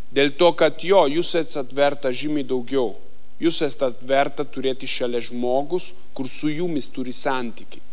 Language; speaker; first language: Lithuanian; non-native, fluent; Italian